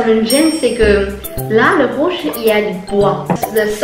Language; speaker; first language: French; non-native, fluent; Chinese